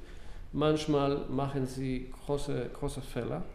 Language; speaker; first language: German; non-native, learner; English